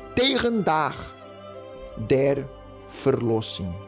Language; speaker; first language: Dutch; non-native, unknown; Portuguese